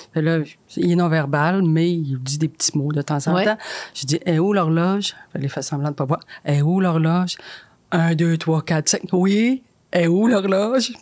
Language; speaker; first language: French; native; French